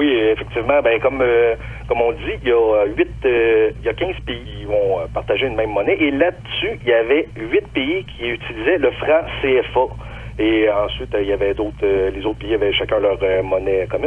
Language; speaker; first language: French; native; French